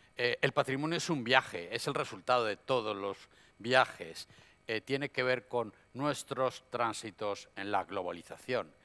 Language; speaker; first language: Spanish; native; Spanish